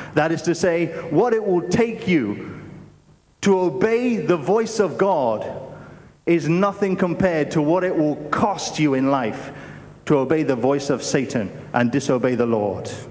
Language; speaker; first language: English; native; English